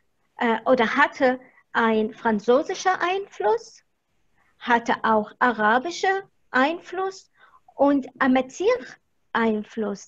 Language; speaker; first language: German; non-native, fluent; Arabic